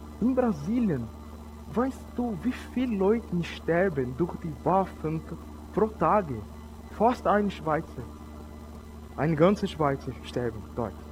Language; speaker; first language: German; non-native, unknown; Portuguese